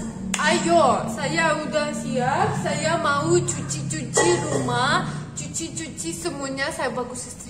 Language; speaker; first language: Indonesian; non-native, learner; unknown